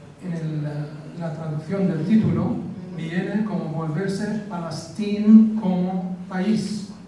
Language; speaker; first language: Spanish; non-native, fluent; Arabic